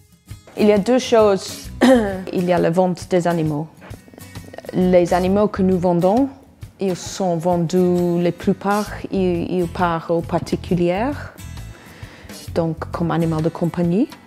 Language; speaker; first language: French; non-native, fluent; English